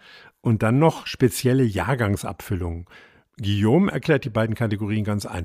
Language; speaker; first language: German; native; German